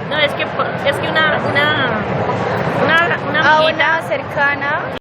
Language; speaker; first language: Spanish; native; Spanish